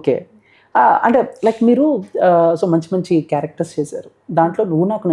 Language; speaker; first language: Telugu; native; Telugu